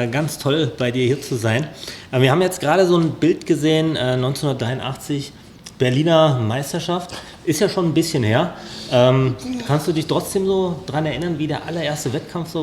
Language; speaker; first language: German; native; German